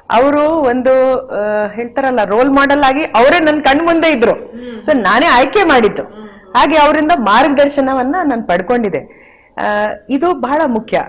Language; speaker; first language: Kannada; non-native, local second language; Hindi